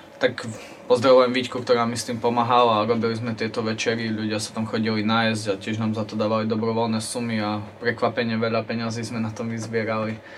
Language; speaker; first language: Slovak; native; Slovak